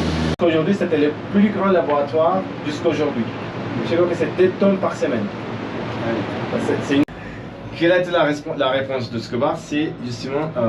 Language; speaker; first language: French; non-native, fluent; Spanish